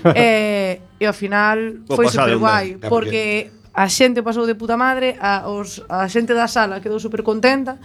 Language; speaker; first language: Galician; non-native, local second language; Spanish